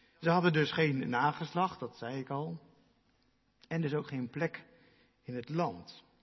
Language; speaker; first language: Dutch; non-native, local second language; Western Frisian